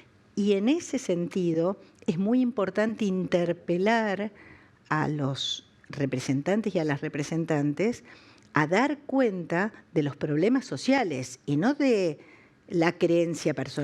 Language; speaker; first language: Spanish; native; Spanish